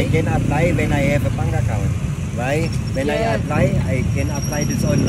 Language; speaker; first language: English; non-native, learner; German